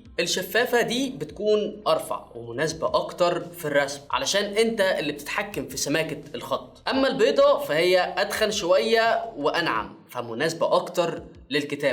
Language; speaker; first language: Arabic; native; Arabic